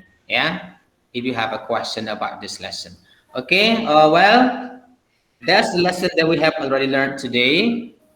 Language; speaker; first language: English; non-native, fluent; Indonesian